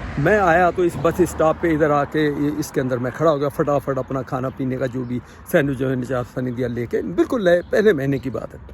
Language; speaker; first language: Urdu; native; Urdu